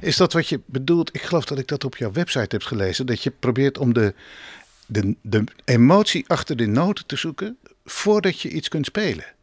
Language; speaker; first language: Dutch; native; Dutch